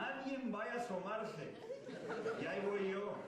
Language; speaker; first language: Spanish; early bilingual, heritage; Spanish